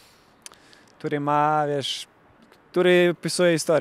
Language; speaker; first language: Polish; non-native, fluent; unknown